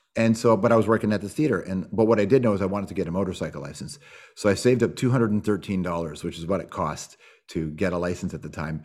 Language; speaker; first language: English; native; English